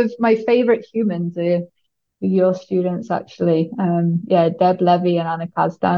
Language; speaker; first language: English; native; English